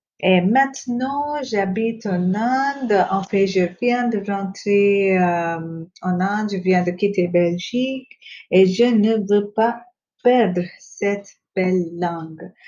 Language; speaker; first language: French; non-native, local second language; Hindi